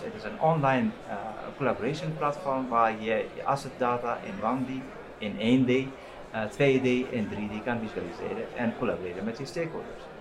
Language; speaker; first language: Dutch; non-native, fluent; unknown